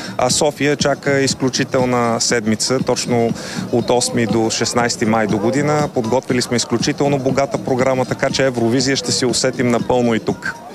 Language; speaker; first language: Bulgarian; native; Bulgarian